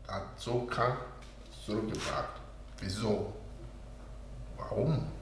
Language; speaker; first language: German; non-native, learner; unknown